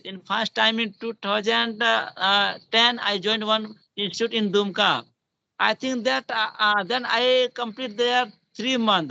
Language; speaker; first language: English; non-native, learner; Hindi